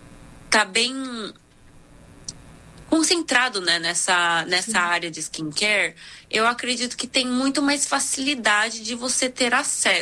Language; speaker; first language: Portuguese; non-native, fluent; Korean